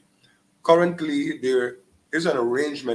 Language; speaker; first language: English; native; English